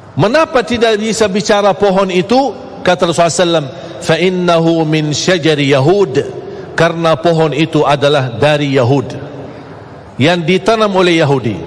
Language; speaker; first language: Malay; non-native, fluent; Arabic